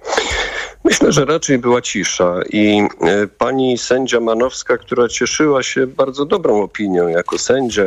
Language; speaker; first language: Polish; native; Polish